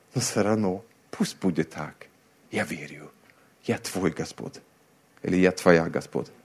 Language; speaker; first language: Russian; non-native, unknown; Swedish